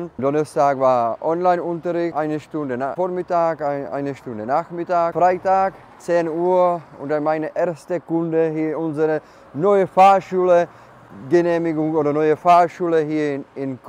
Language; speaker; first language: German; non-native, learner; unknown